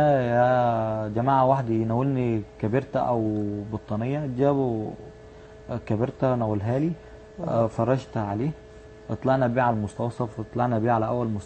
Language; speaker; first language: Arabic; native; Arabic